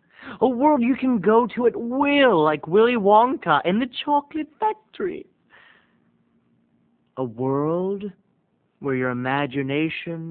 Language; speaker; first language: English; native; English